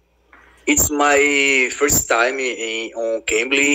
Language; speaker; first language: English; non-native, learner; Portuguese